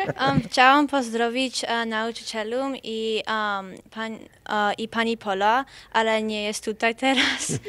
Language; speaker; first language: Polish; early bilingual, heritage; Polish